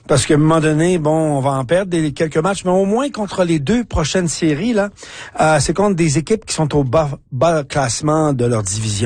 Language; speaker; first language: French; native; French